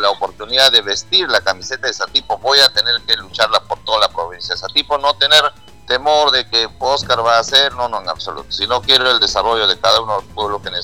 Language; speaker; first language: Spanish; native; Spanish